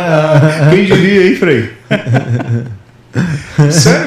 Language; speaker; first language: Portuguese; native; Portuguese